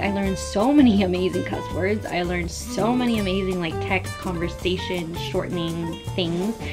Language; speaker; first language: English; early bilingual, other home language; Spanish